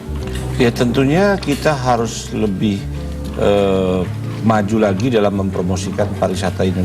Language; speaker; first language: Indonesian; native; Indonesian